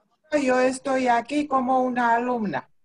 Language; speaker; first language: Spanish; non-native, fluent; Russian